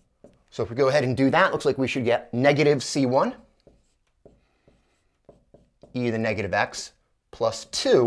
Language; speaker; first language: English; native; English